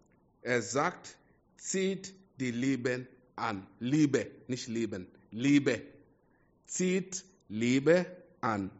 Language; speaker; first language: German; non-native, fluent; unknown